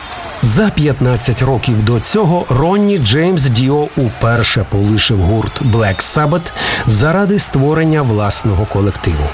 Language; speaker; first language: Ukrainian; native; Ukrainian